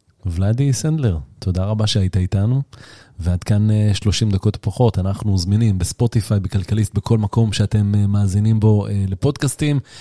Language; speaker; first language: Hebrew; native; Hebrew